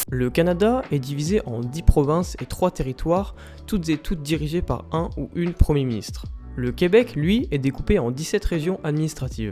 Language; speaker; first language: French; early bilingual, other home language; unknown